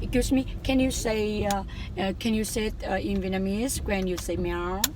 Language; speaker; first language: English; non-native, learner; Vietnamese